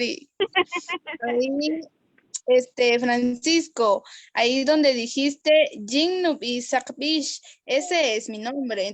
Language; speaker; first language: Spanish; non-native, local second language; Kaqchikel